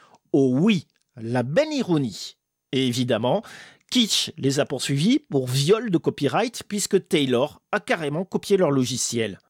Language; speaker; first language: French; native; French